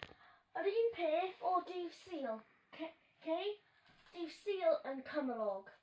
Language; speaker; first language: Welsh; non-native, local second language; English